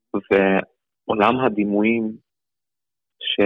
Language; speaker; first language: Hebrew; early bilingual, other home language; Russian